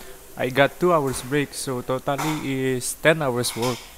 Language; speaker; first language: English; non-native, learner; Indonesian